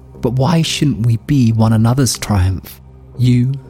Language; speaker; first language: English; native; English